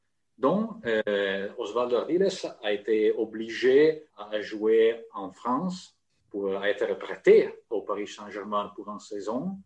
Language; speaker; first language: French; non-native, fluent; Italian